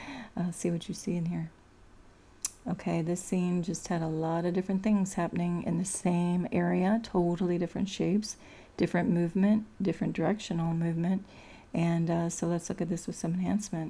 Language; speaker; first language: English; native; English